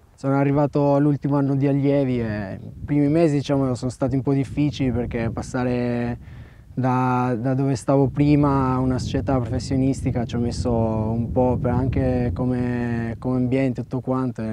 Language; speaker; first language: Italian; early bilingual, other home language; Albanian